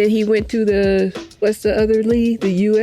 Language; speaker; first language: English; native; English